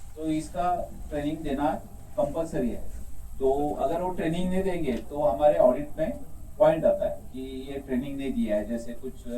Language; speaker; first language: Hindi; non-native, local second language; Marathi